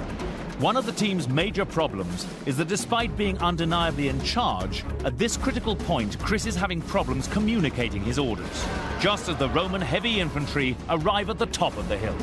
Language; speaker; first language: English; native; English